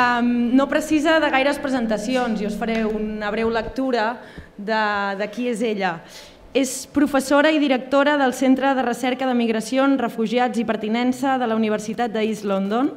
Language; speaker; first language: Catalan; native; Catalan